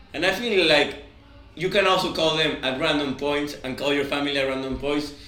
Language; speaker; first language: English; non-native, fluent; Spanish